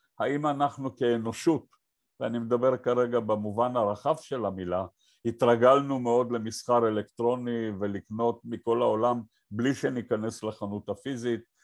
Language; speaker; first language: Hebrew; native; Hebrew